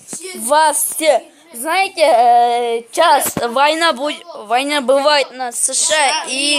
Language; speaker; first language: Russian; non-native, local second language; Kazakh